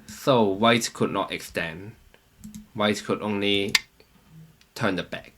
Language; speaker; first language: English; non-native, fluent; Chinese